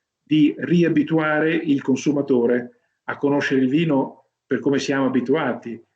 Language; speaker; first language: Italian; native; Italian